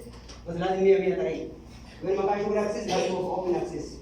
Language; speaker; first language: Arabic; non-native, learner; Hindi